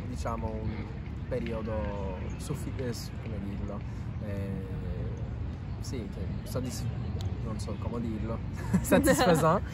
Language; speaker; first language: Italian; non-native, fluent; French